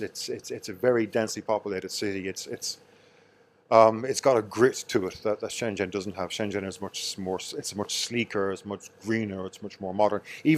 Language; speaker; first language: English; native; English